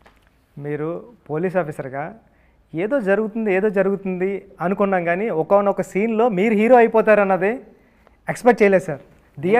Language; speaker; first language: Telugu; native; Telugu